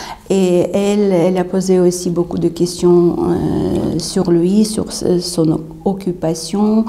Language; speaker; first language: French; non-native, fluent; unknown